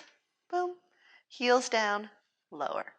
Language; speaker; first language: English; native; English